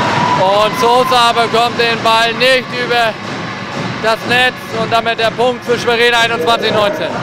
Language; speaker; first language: German; native; German